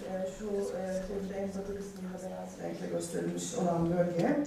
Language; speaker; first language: Turkish; native; Turkish